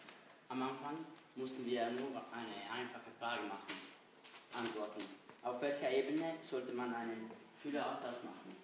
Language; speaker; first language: German; non-native, local second language; Italian